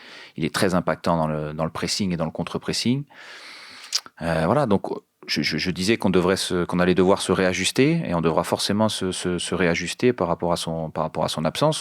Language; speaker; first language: French; native; French